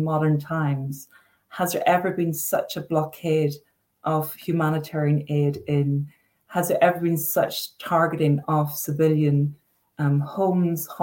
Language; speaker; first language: English; native; English